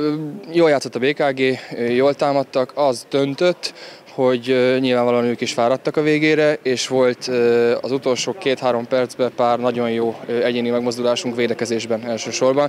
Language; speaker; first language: Hungarian; native; Hungarian